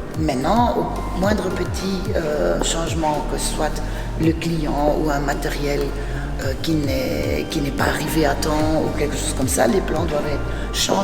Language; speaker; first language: French; non-native, fluent; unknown